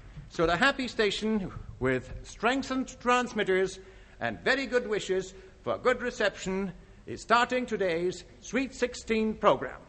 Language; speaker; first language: English; non-native, fluent; Dutch